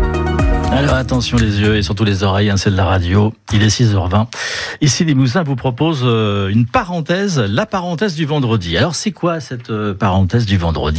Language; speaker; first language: French; native; French